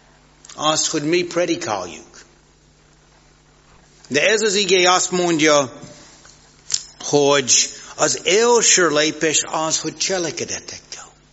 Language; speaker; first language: Hungarian; non-native, fluent; English